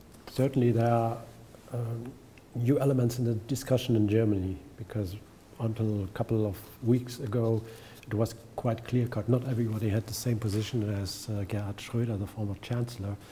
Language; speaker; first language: English; non-native, fluent; German